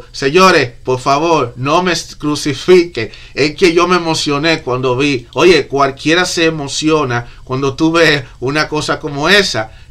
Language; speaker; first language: Spanish; native; Spanish